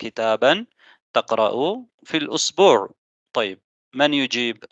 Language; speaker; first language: Arabic; non-native, fluent; Tamil